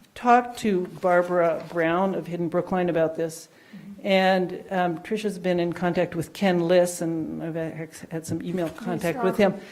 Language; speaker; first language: English; non-native, fluent; Dutch